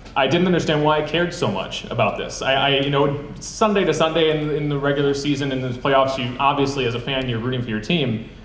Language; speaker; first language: English; native; English